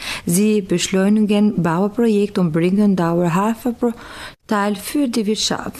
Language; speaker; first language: German; non-native, fluent; Albanian